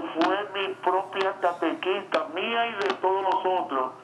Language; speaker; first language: Spanish; native; Spanish